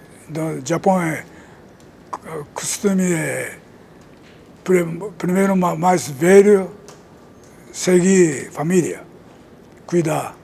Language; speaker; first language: Portuguese; non-native, learner; Japanese